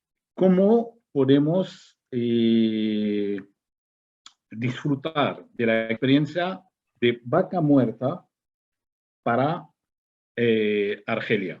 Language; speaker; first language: Spanish; non-native, fluent; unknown